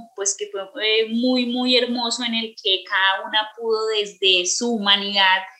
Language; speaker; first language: Spanish; native; Spanish